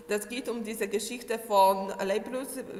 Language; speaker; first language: German; non-native, learner; Polish